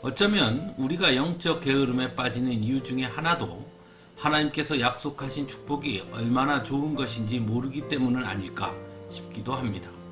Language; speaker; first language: Korean; native; Korean